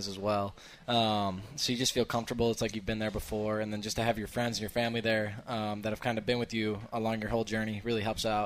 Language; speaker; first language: English; native; English